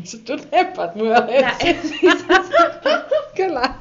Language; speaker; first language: Greek; non-native, learner; German